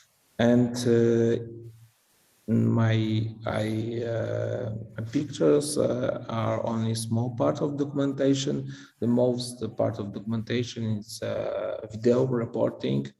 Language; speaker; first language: English; non-native, fluent; Polish